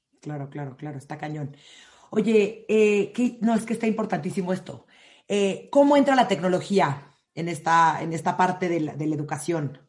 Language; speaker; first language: Spanish; native; Spanish